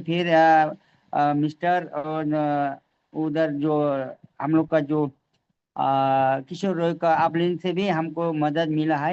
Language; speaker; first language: Hindi; non-native, learner; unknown